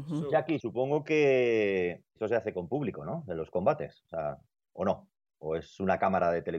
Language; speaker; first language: Spanish; native; Spanish